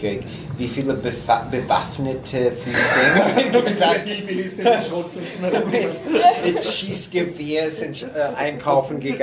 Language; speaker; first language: German; non-native, fluent; English